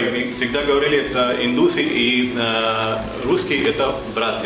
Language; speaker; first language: Russian; non-native, fluent; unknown